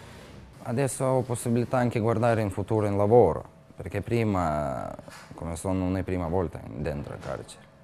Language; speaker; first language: Italian; non-native, learner; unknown